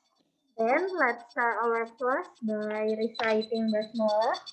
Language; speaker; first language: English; non-native, learner; Indonesian